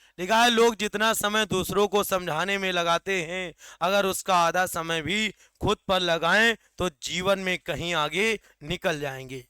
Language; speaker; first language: Hindi; native; Hindi